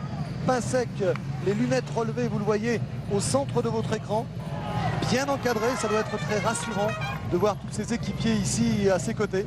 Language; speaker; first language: French; native; French